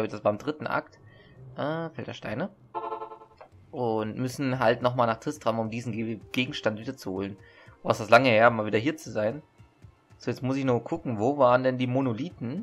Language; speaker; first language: German; native; German